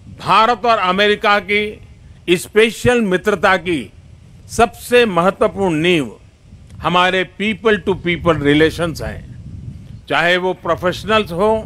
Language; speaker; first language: Hindi; non-native, local second language; Gujarati